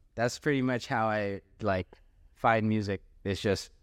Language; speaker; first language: English; native; English